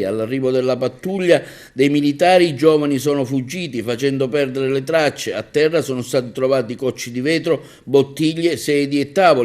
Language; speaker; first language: Italian; native; Italian